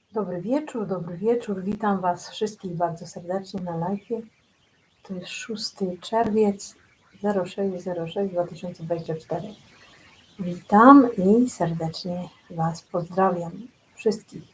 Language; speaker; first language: Polish; native; Polish